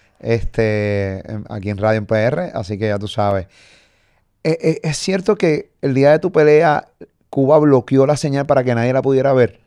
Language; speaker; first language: Spanish; native; Spanish